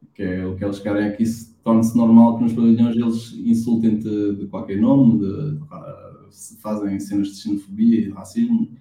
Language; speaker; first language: Portuguese; non-native, local second language; Kabuverdianu